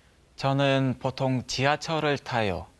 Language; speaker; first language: Korean; non-native, learner; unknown